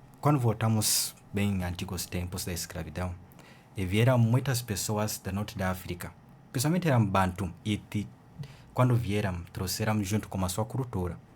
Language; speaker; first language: Portuguese; non-native, fluent; Ganda